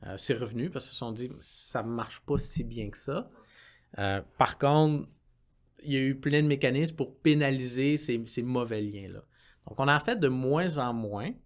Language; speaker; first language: French; native; French